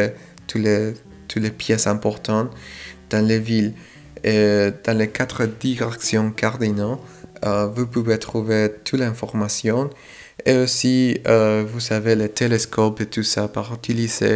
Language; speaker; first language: French; non-native, fluent; Spanish